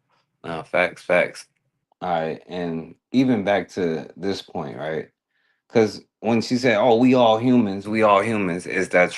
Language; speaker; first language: English; native; English